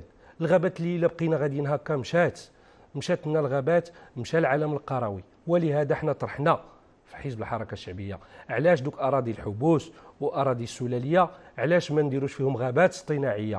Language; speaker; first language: Arabic; native; Arabic